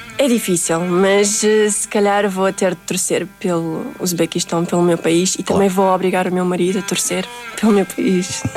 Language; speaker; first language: Portuguese; early bilingual, other home language; Uzbek